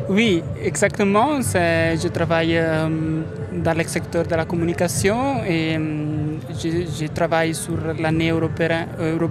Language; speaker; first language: French; non-native, fluent; Italian